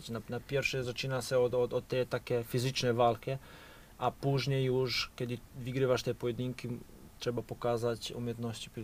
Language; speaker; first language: Polish; non-native, fluent; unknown